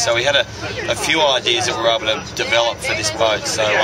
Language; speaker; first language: English; native; English